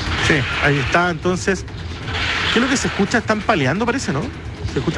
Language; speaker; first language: Spanish; native; Spanish